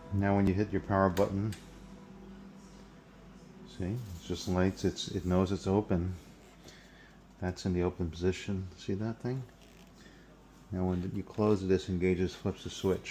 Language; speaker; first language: English; native; English